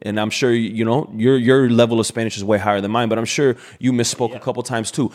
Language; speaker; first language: English; native; English